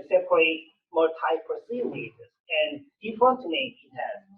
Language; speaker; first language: English; non-native, learner; Korean